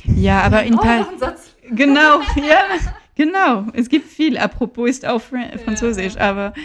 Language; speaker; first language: German; non-native, learner; French